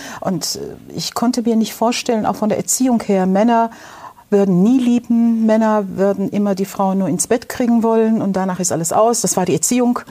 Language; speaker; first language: German; non-native, fluent; Turkish